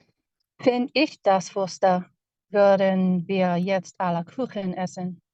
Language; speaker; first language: German; non-native, learner; English